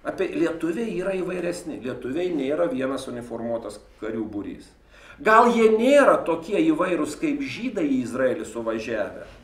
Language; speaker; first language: Lithuanian; native; Lithuanian